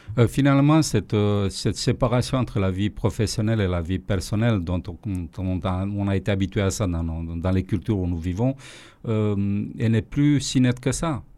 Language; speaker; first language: French; non-native, fluent; Romanian